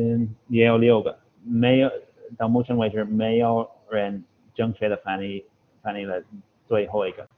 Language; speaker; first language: Chinese; non-native, fluent; English